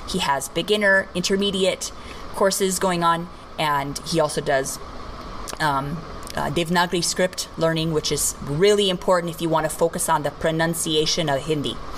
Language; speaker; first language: English; native; English